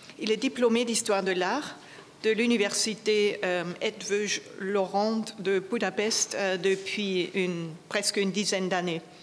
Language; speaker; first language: French; non-native, fluent; German